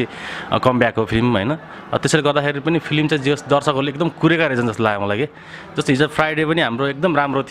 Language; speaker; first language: Nepali; native; Nepali